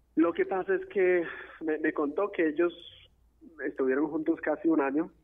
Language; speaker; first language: Spanish; non-native, fluent; English